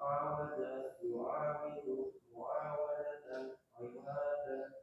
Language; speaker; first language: Arabic; non-native, learner; Indonesian